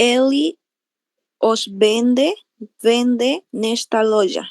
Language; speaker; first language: Portuguese; non-native, learner; Spanish